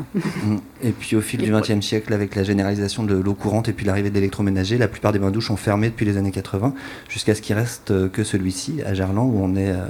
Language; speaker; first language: French; native; French